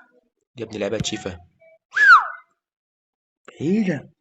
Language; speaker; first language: Arabic; native; Arabic